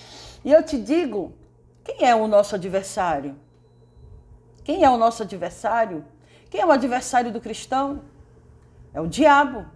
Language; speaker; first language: Portuguese; native; Portuguese